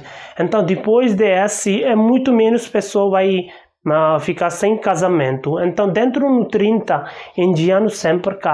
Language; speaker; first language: Portuguese; non-native, learner; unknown